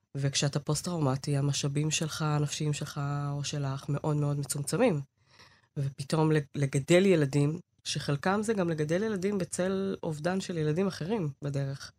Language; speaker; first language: Hebrew; early bilingual, other home language; Amharic